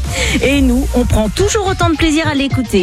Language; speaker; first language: French; native; French